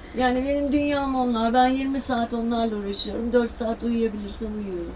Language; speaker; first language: Turkish; native; Turkish